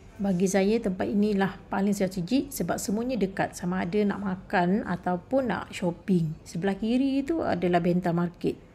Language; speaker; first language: Malay; native; Malay